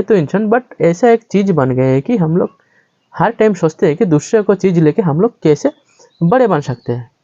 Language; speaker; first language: Hindi; non-native, local second language; Bangla